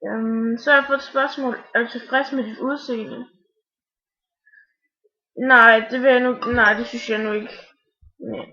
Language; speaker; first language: Danish; native; Danish